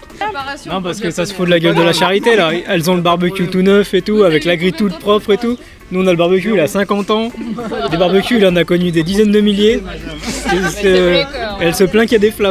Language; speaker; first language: French; native; French